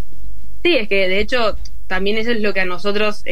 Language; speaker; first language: Spanish; native; Spanish